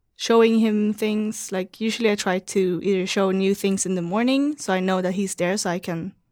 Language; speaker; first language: English; non-native, fluent; Swedish